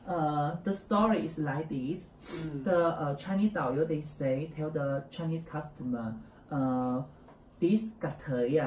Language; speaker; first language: English; non-native, learner; Chinese